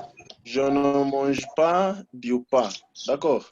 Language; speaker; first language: French; non-native, fluent; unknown